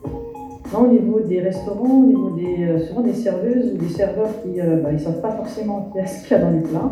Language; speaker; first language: French; native; French